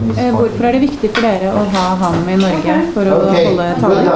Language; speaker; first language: Norwegian; native; Norwegian